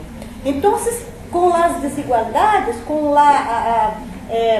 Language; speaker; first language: Spanish; non-native, fluent; Portuguese